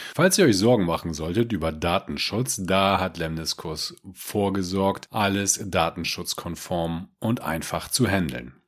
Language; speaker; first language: German; native; German